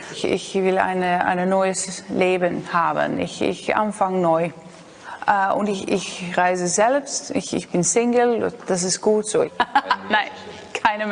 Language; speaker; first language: German; non-native, learner; Dutch